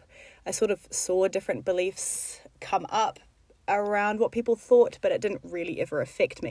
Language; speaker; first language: English; native; English